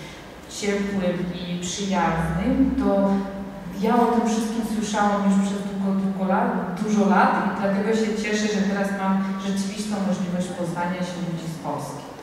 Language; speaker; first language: Polish; non-native, fluent; Georgian